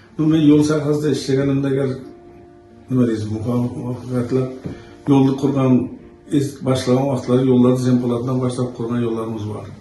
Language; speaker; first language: Uzbek; native; Uzbek